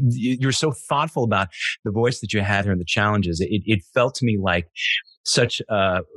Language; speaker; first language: English; native; English